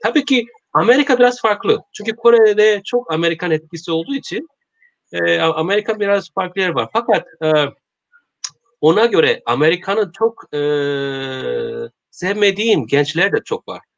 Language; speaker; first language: Turkish; non-native, learner; Korean